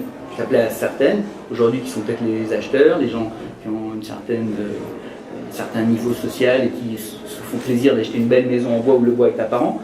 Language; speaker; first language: French; native; French